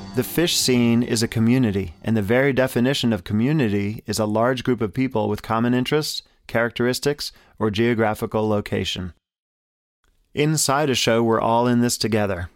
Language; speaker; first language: English; native; English